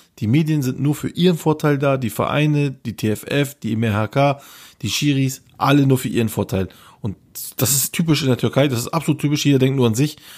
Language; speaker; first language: German; early bilingual, other home language; Turkish